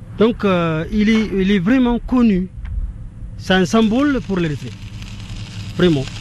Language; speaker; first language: French; non-native, fluent; Tigrinya